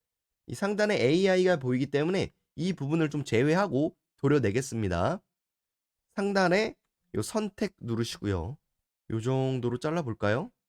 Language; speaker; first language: Korean; native; Korean